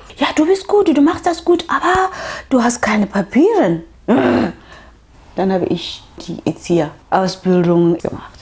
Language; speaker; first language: German; non-native, fluent; Tswana